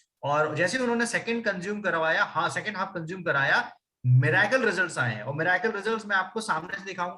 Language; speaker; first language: Hindi; native; Hindi